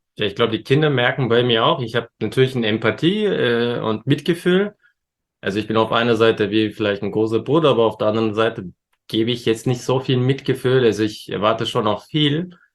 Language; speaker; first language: German; early bilingual, other home language; Turkish